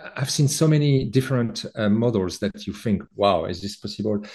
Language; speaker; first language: English; non-native, fluent; French